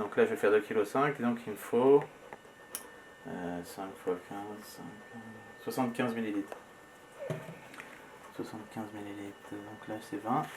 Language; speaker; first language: French; native; French